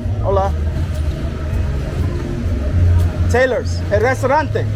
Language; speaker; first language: Spanish; non-native, learner; English